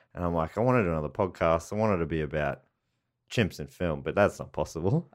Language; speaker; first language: English; native; English